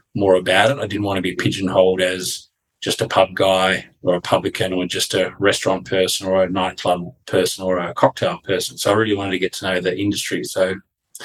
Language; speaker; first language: English; native; English